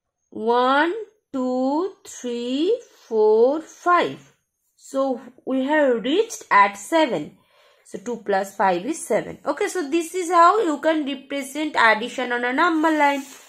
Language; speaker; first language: English; non-native, local second language; Bangla